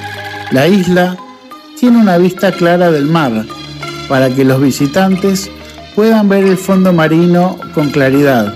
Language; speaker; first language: Spanish; non-native, fluent; Indonesian